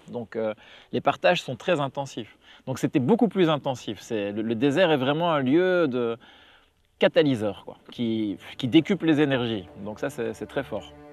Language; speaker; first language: French; native; French